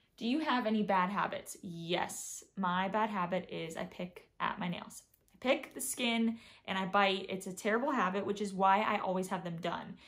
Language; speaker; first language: English; native; English